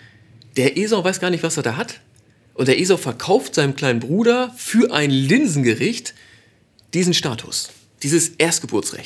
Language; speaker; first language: German; native; German